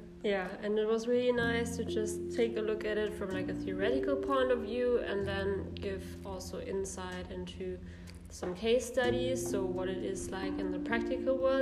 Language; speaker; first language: English; non-native, fluent; German